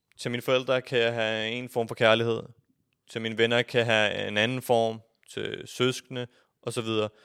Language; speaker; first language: Danish; early bilingual, other home language; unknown